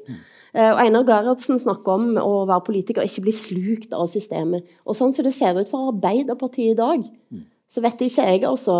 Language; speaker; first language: Norwegian; native; Norwegian